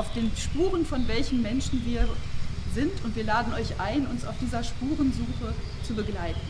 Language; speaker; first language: German; native; German